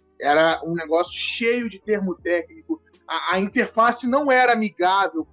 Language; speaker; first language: Portuguese; native; Portuguese